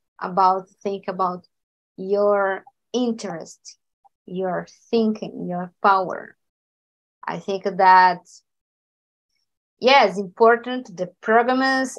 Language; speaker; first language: English; non-native, learner; Portuguese